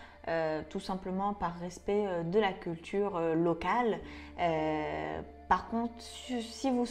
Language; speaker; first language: French; native; French